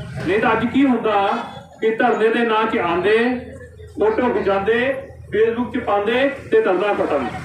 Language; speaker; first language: Hindi; native; Hindi